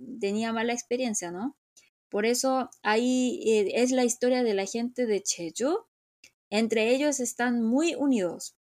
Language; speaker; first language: Spanish; non-native, fluent; Korean